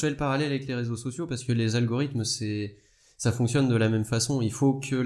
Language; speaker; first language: French; native; French